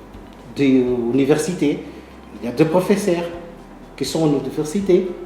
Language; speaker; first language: French; non-native, learner; Portuguese